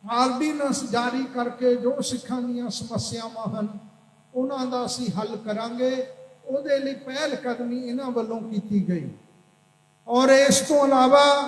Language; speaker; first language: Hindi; non-native, local second language; Punjabi